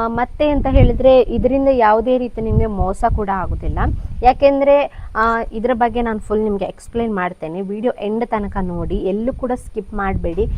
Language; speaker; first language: Kannada; non-native, local second language; Konkani